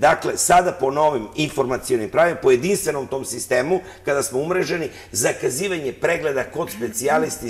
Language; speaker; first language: Serbian; native; Serbian